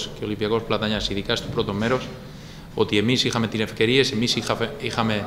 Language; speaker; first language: Greek; non-native, fluent; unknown